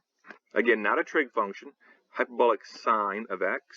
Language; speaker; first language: English; native; English